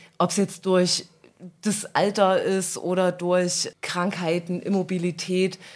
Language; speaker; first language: German; native; German